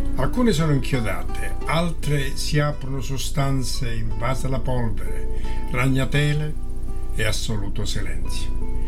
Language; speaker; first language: Italian; native; Italian